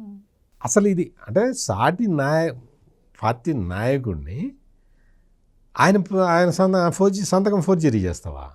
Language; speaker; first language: Telugu; native; Telugu